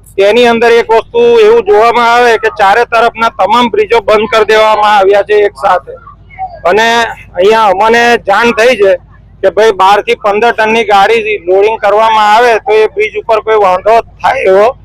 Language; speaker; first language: Gujarati; native; Gujarati